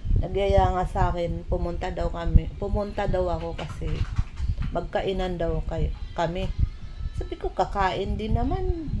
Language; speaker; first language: Filipino; non-native, local second language; Cebuano